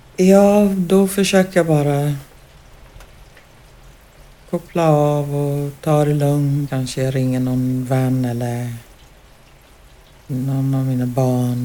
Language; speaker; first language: Swedish; non-native, fluent; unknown